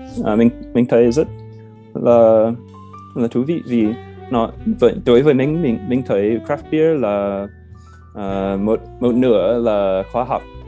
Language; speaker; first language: Vietnamese; non-native, fluent; English